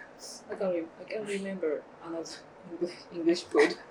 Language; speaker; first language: English; non-native, learner; Japanese